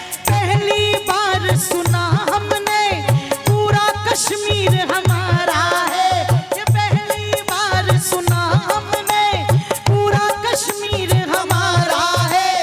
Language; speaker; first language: Hindi; native; Hindi